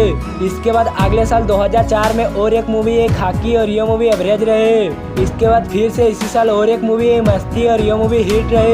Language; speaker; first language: Hindi; non-native, local second language; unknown